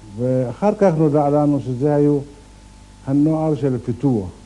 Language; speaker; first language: Hebrew; non-native, fluent; Arabic